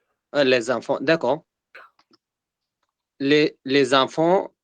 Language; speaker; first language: French; non-native, learner; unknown